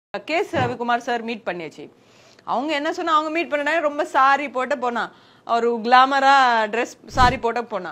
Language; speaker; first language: Tamil; non-native, learner; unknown